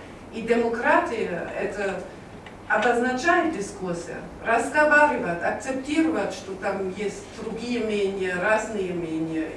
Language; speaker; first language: Russian; non-native, learner; German